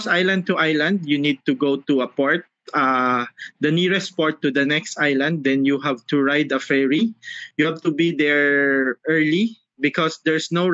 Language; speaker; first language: English; non-native, local second language; Filipino